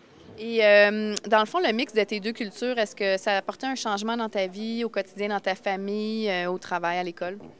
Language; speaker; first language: French; native; French